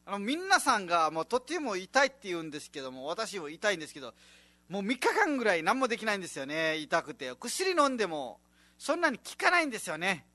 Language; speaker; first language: Japanese; non-native, fluent; Nepali